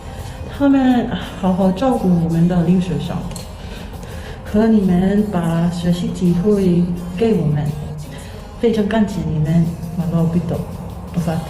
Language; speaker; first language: Chinese; non-native, learner; Tongan